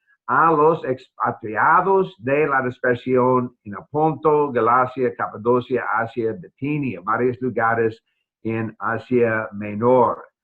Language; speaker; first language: Spanish; non-native, fluent; English